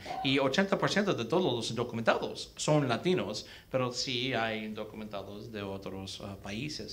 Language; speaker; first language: Spanish; early bilingual, heritage; Spanish